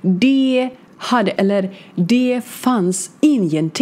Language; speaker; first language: Swedish; non-native, learner; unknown